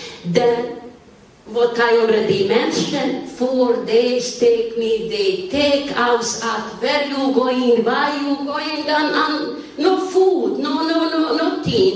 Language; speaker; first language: English; non-native, learner; Bosnian